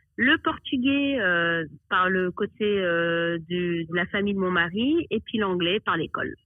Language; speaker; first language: French; early bilingual, other home language; Arabic